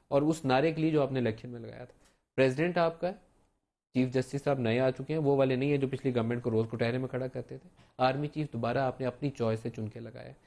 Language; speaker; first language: Urdu; native; Urdu